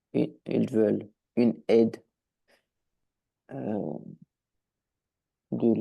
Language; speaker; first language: French; non-native, learner; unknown